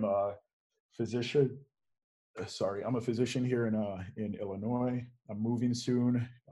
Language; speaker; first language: English; native; English